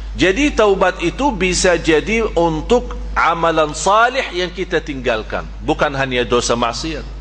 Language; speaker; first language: Malay; non-native, fluent; Arabic